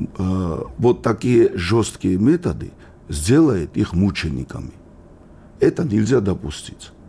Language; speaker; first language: Russian; non-native, local second language; Georgian